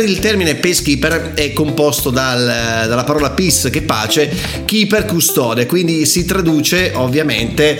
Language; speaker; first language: Italian; native; Italian